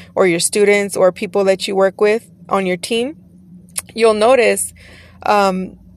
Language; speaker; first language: English; native; English